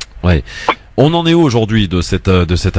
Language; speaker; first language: French; native; French